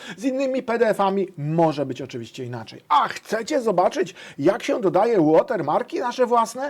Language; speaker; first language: Polish; native; Polish